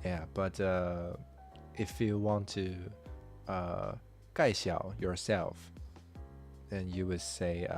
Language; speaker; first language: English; non-native, fluent; Min Nan Chinese